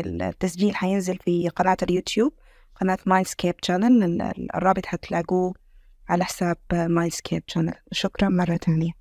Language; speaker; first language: Arabic; native; Arabic